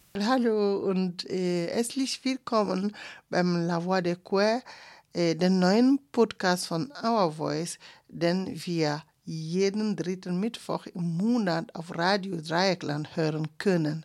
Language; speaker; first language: German; non-native, fluent; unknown